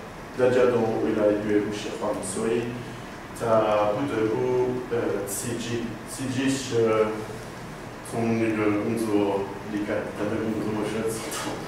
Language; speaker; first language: Chinese; non-native, learner; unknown